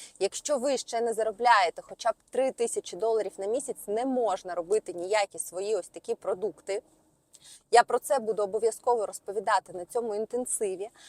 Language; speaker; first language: Ukrainian; non-native, local second language; Russian